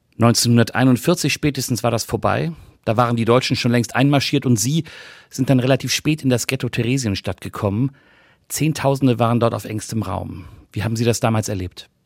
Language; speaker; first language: German; native; German